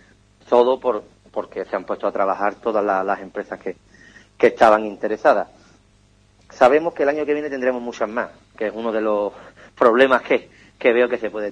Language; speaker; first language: Spanish; native; Spanish